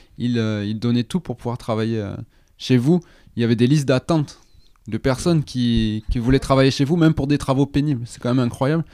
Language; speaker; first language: French; native; French